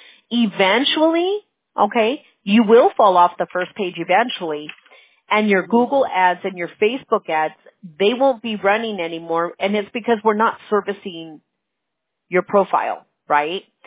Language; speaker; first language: English; early bilingual, other home language; Spanish